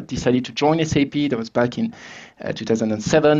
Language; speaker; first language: English; non-native, fluent; French